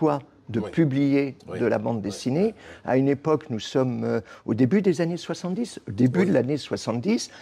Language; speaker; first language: French; native; French